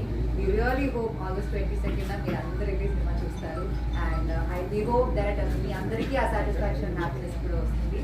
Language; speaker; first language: Telugu; non-native, fluent; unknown